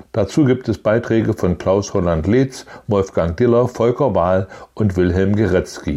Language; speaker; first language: German; native; German